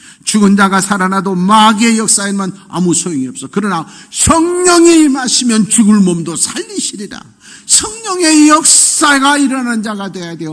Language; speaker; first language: Korean; native; Korean